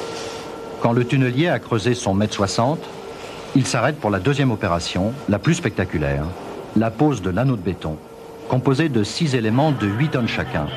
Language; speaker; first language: French; native; French